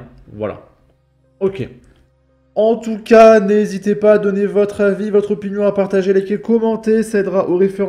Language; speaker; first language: French; native; French